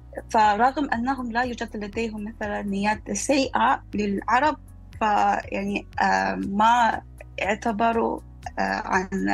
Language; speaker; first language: Arabic; non-native, fluent; Korean